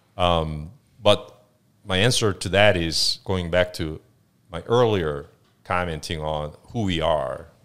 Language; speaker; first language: English; non-native, fluent; Korean